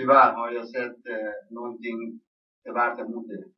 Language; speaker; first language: Swedish; non-native, local second language; Persian